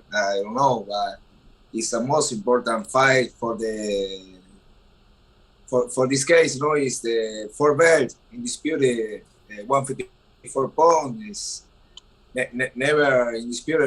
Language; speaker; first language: English; non-native, learner; Spanish